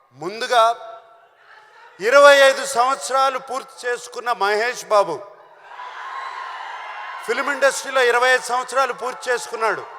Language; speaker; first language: Telugu; native; Telugu